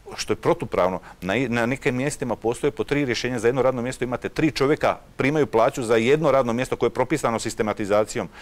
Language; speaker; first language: Croatian; native; Croatian